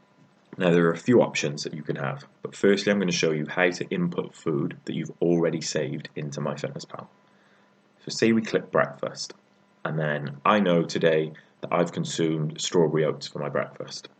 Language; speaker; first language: English; native; English